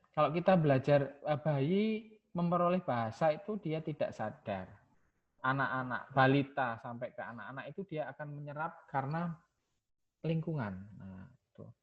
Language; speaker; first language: Indonesian; non-native, local second language; Javanese